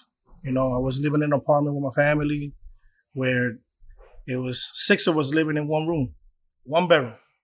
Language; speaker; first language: English; early bilingual, other home language; Spanish